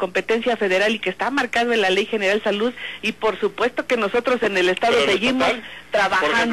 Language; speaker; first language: Spanish; native; Spanish